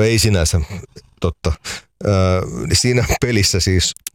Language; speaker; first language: Finnish; native; Finnish